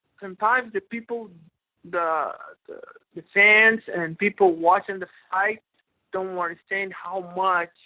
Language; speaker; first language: English; non-native, learner; Portuguese